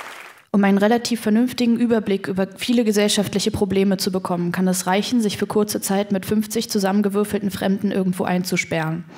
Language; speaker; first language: German; native; German